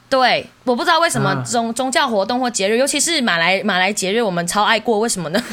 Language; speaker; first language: Chinese; native; Chinese